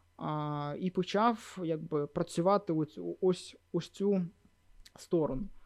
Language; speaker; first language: Ukrainian; native; Ukrainian